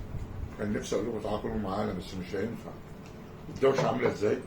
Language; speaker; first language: Arabic; native; Arabic